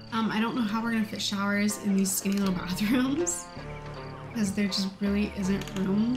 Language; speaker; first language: English; native; English